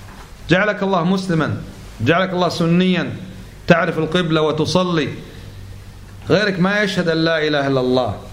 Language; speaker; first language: Arabic; native; Arabic